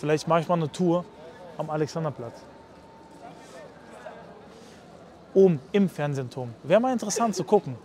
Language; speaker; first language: German; native; German